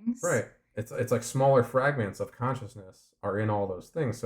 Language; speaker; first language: English; native; English